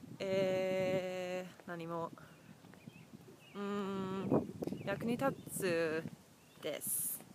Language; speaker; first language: Japanese; non-native, learner; English